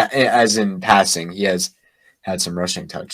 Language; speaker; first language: English; native; English